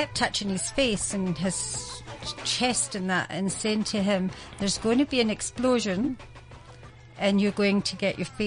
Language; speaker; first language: English; native; English